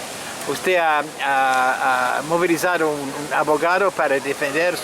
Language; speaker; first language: Spanish; non-native, fluent; English